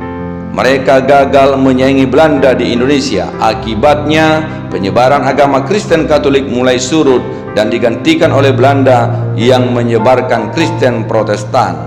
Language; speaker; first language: Indonesian; native; Indonesian